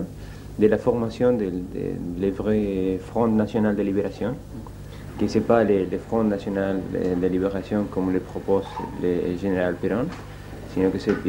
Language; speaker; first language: French; non-native, learner; Spanish